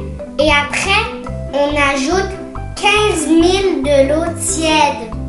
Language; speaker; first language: French; non-native, learner; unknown